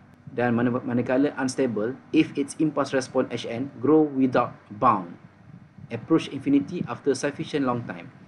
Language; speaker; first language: English; non-native, local second language; Malay